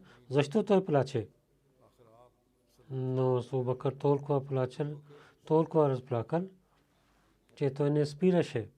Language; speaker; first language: Bulgarian; non-native, learner; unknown